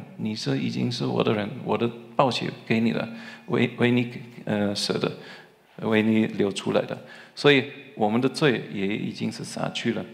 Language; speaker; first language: Chinese; non-native, fluent; German